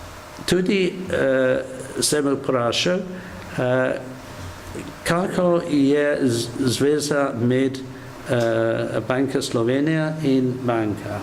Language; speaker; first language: Slovenian; non-native, learner; English